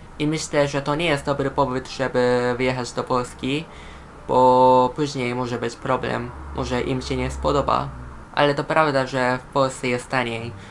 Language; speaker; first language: Polish; non-native, fluent; Japanese